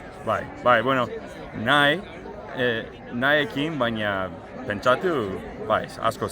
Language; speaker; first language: Basque; non-native, learner; English